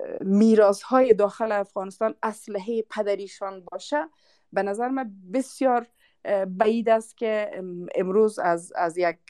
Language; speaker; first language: Persian; non-native, local second language; Uzbek